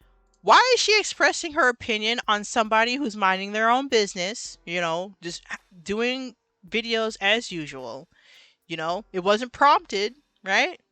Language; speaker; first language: English; native; English